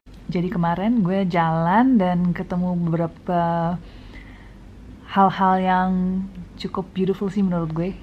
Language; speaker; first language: Indonesian; early bilingual, other home language; English